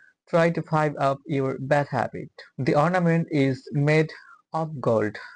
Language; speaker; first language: English; non-native, local second language; Bangla